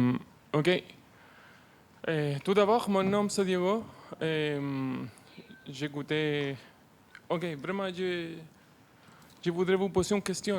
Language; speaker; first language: French; non-native, learner; Spanish